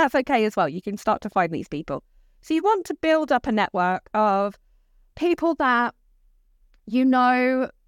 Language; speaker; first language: English; native; English